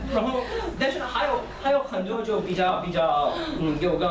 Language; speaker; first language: Chinese; non-native, fluent; English